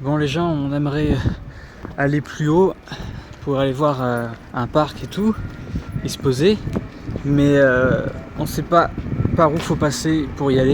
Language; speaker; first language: French; native; French